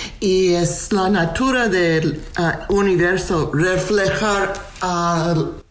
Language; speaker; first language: Spanish; non-native, fluent; English